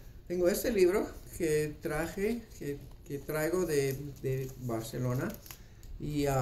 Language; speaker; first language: Spanish; non-native, fluent; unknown